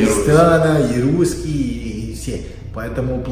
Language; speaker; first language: Russian; non-native, learner; Portuguese